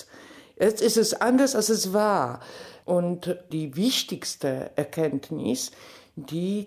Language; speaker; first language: German; non-native, fluent; Polish